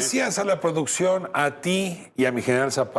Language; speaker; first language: Spanish; native; Spanish